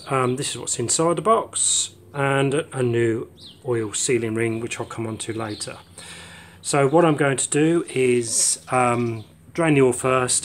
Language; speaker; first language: English; native; English